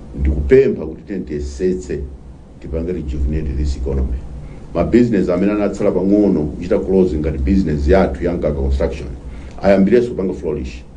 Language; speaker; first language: Nyanja; non-native, local second language; Tumbuka